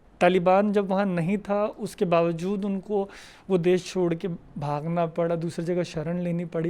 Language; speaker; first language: Hindi; native; Hindi